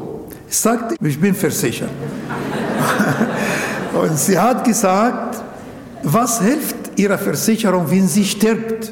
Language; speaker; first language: German; non-native, local second language; Arabic